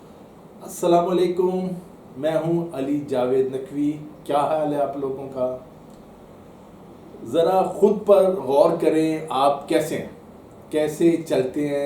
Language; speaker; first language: Urdu; native; Urdu